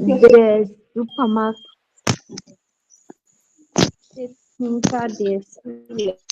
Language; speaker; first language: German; non-native, learner; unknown